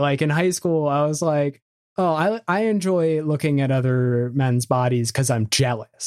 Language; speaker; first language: English; native; English